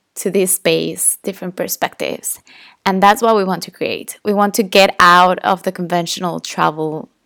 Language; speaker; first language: English; non-native, fluent; Spanish